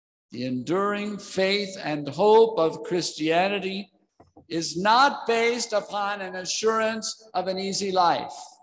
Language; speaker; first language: English; native; English